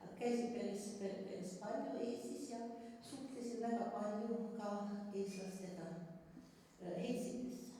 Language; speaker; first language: Estonian; non-native, fluent; French